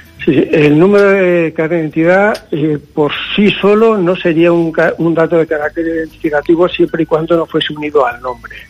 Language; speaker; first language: Spanish; native; Spanish